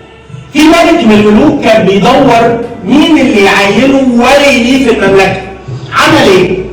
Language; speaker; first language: Arabic; native; Arabic